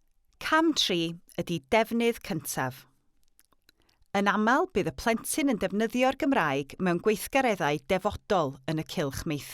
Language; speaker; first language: Welsh; native; Welsh